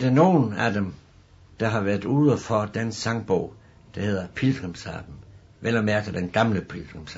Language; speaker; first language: Danish; native; Danish